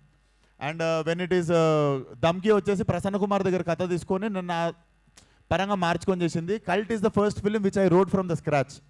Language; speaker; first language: Telugu; native; Telugu